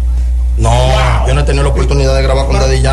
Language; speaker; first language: Spanish; native; Spanish